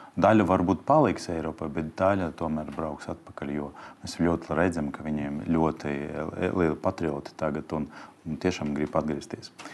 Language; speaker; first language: Latvian; non-native, local second language; Russian